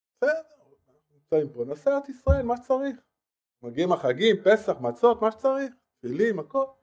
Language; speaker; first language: Hebrew; non-native, fluent; French